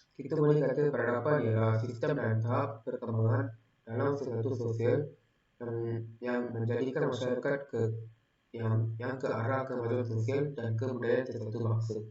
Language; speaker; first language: Malay; non-native, local second language; Tamil